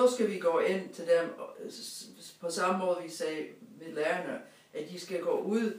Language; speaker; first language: Danish; non-native, fluent; English